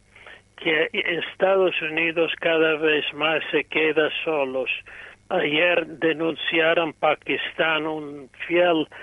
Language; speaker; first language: Spanish; non-native, fluent; English